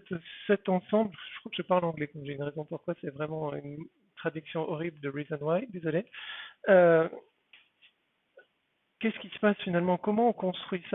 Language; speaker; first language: French; native; French